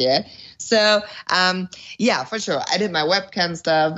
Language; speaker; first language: English; non-native, fluent; German